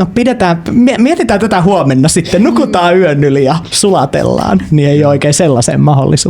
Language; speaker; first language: Finnish; native; Finnish